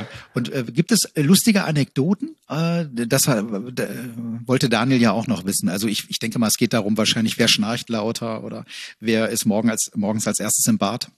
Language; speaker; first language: German; native; German